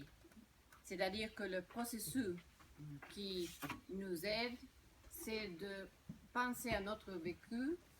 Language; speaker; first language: French; non-native, fluent; Spanish